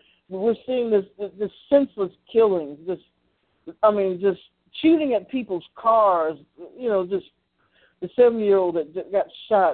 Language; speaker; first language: English; native; English